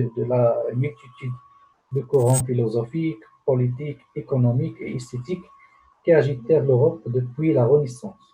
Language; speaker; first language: French; non-native, local second language; Arabic